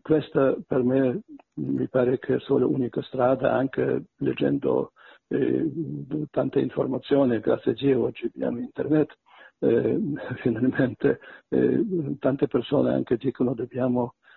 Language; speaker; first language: Italian; non-native, fluent; Belarusian